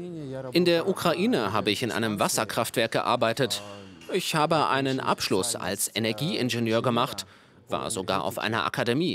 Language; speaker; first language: German; native; German